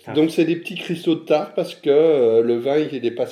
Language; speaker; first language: French; native; French